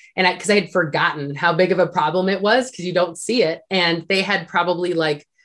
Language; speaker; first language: English; native; English